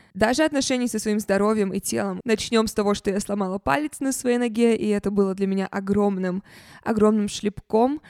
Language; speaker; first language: Russian; native; Russian